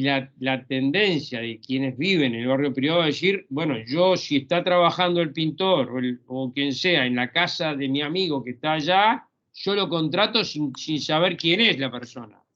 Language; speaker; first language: Spanish; native; Spanish